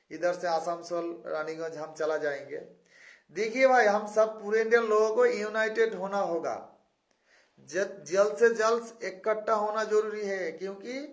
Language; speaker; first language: Hindi; non-native, local second language; Bangla